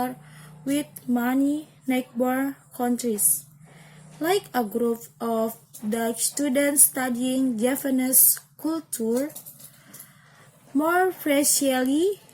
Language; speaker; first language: English; non-native, learner; Indonesian